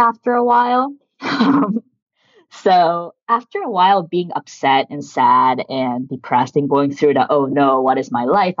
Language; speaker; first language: English; early bilingual, other home language; Japanese